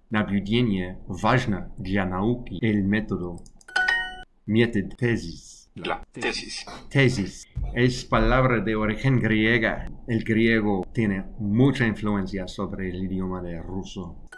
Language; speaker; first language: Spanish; non-native, learner; English